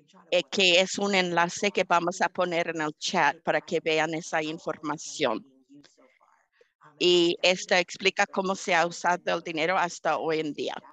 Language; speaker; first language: Spanish; early bilingual, heritage; English